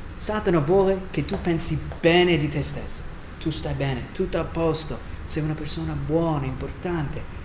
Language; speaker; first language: Italian; non-native, fluent; English